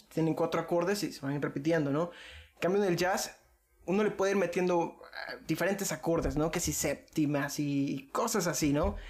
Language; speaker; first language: Spanish; native; Spanish